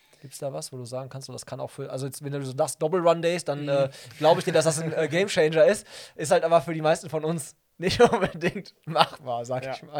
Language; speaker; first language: German; native; German